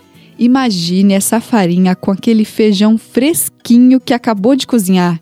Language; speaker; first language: Portuguese; native; Portuguese